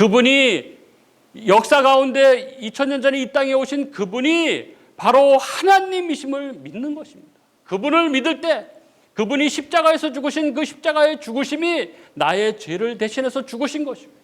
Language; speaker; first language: Korean; native; Korean